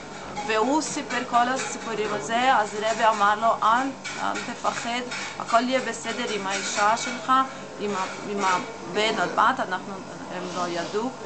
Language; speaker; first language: Hebrew; non-native, learner; English